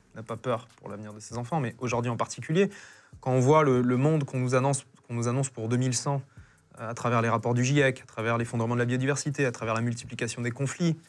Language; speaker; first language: French; native; French